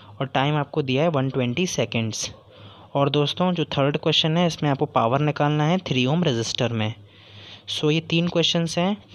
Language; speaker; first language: Hindi; native; Hindi